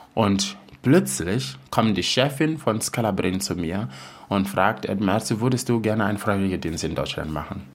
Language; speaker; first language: German; non-native, fluent; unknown